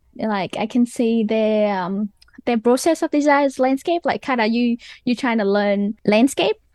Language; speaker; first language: English; non-native, fluent; Vietnamese